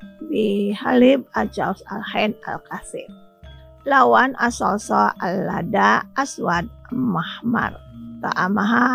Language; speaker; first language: Arabic; non-native, fluent; Indonesian